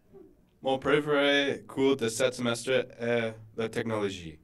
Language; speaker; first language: French; non-native, learner; English